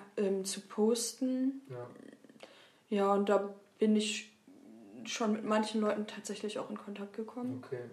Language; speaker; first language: German; native; German